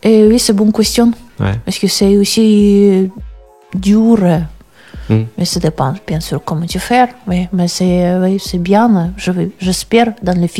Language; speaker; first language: French; non-native, learner; Russian